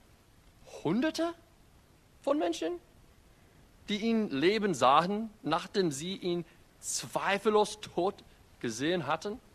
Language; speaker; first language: German; non-native, fluent; English